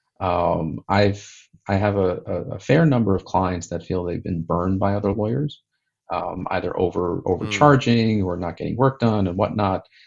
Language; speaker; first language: English; native; English